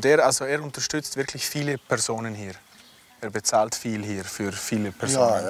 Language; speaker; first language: German; native; German